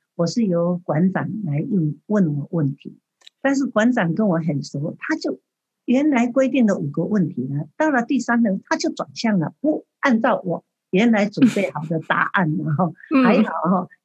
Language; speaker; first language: Chinese; native; Chinese